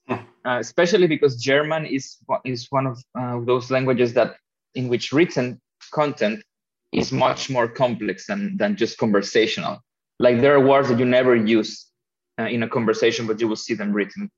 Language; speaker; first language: English; non-native, fluent; Spanish